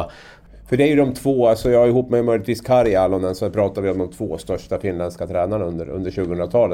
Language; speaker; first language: Swedish; native; Swedish